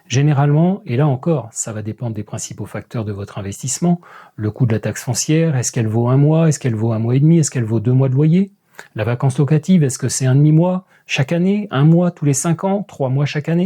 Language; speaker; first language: French; native; French